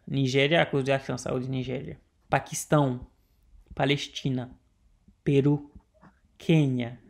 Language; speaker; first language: Portuguese; non-native, learner; Haitian Creole